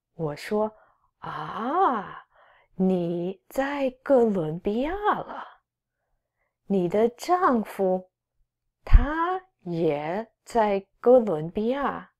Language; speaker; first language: Chinese; non-native, fluent; English